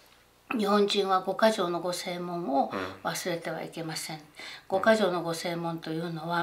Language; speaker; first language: Japanese; native; Japanese